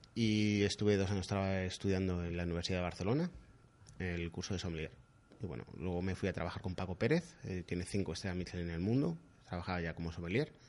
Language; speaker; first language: Spanish; native; Spanish